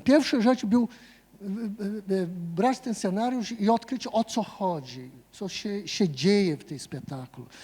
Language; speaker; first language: Polish; non-native, fluent; Portuguese